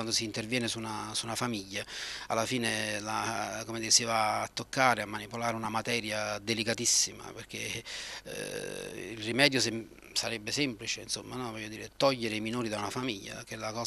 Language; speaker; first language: Italian; native; Italian